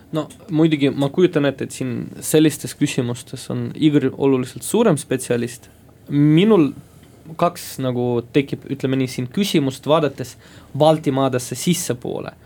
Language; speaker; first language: Estonian; non-native, local second language; Russian